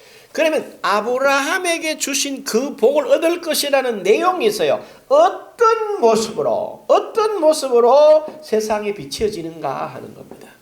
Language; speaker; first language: Korean; native; Korean